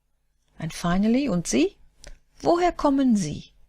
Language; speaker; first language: German; non-native, fluent; English